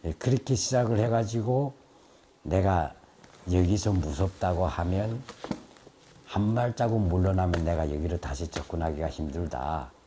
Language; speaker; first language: Korean; native; Korean